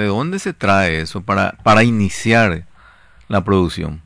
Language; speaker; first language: Spanish; native; Spanish